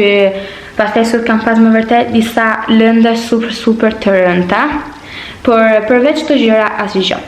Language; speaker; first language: Albanian; early bilingual, heritage; Albanian